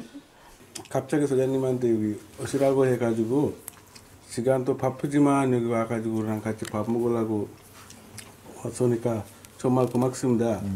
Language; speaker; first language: Korean; non-native, fluent; Sinhala